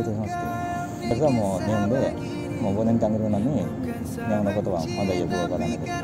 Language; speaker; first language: Japanese; non-native, fluent; Indonesian